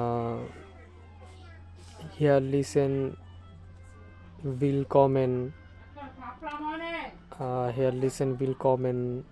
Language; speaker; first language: German; non-native, learner; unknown